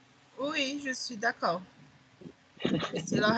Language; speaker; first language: French; non-native, learner; Portuguese